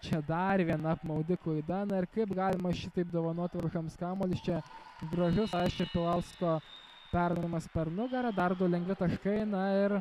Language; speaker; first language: Lithuanian; native; Lithuanian